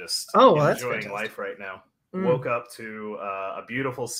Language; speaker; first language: English; native; English